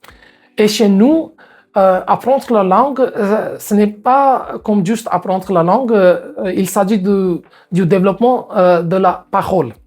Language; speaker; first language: French; non-native, fluent; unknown